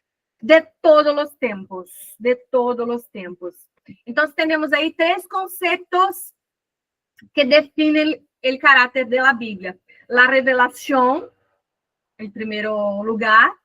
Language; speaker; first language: Spanish; non-native, fluent; Portuguese